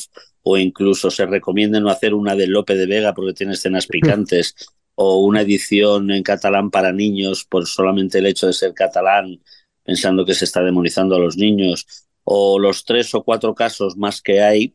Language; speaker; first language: Spanish; native; Spanish